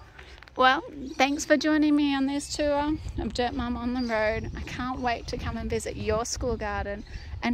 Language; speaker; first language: English; native; English